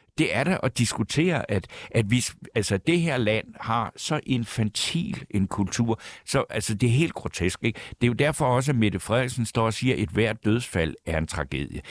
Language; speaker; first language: Danish; native; Danish